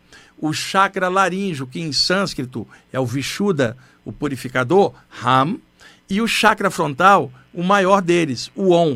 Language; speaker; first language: Portuguese; native; Portuguese